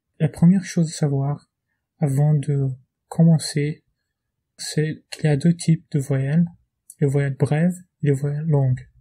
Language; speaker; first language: French; non-native, fluent; Portuguese